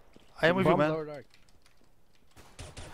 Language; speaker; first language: English; non-native, learner; Polish